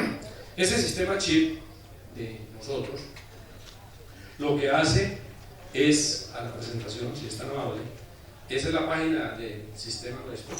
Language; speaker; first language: Spanish; native; Spanish